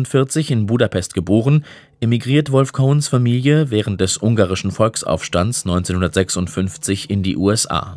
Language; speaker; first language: German; native; German